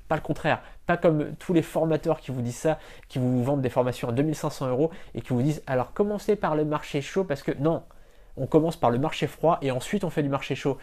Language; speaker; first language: French; native; French